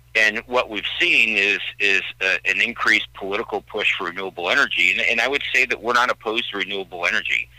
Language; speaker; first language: English; native; English